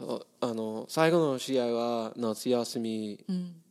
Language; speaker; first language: Japanese; non-native, learner; English